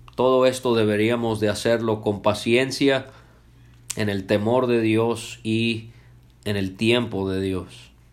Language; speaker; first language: Spanish; early bilingual, other home language; English